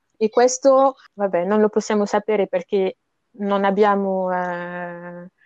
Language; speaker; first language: Italian; non-native, fluent; French